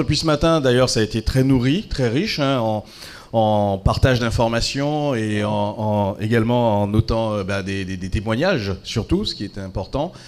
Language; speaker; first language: French; native; French